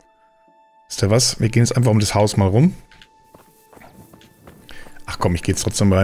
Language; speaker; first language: German; native; German